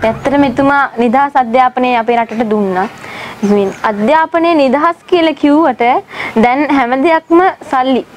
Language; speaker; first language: Sinhala; non-native, local second language; Tamil